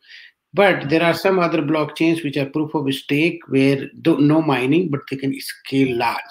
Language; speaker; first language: English; non-native, local second language; Hindi